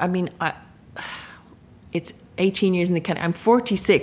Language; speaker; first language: English; native; English